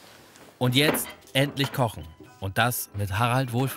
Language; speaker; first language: German; native; German